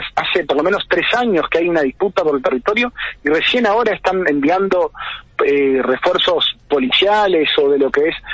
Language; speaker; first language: Spanish; native; Spanish